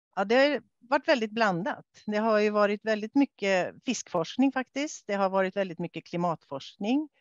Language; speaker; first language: Swedish; native; Swedish